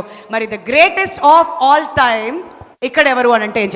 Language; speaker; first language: Telugu; native; Telugu